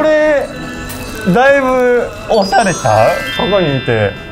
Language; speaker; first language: Japanese; native; Japanese